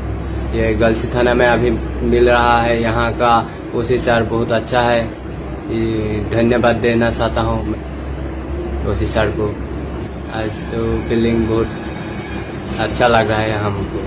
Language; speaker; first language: Hindi; non-native, local second language; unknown